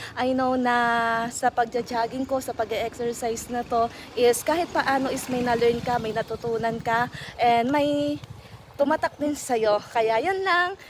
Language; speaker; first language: Filipino; non-native, local second language; Cebuano